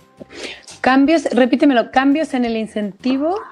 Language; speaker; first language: Spanish; native; Spanish